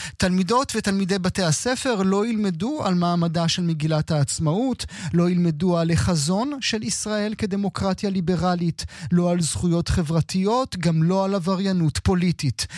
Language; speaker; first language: Hebrew; native; Hebrew